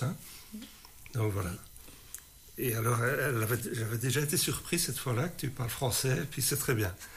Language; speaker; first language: French; native; French